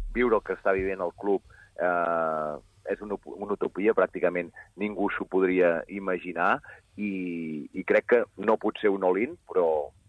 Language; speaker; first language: Catalan; native; Catalan